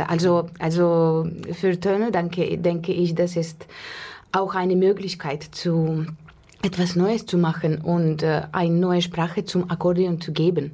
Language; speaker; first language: German; non-native, learner; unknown